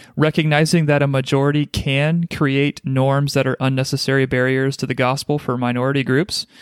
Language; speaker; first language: English; native; English